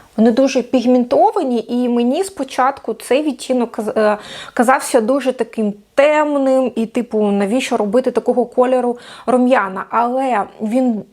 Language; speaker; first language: Ukrainian; non-native, local second language; Russian